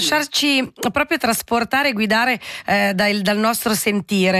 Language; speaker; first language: Italian; native; Italian